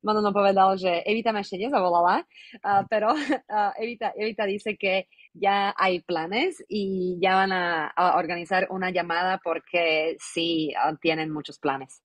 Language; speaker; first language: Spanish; non-native, fluent; Slovak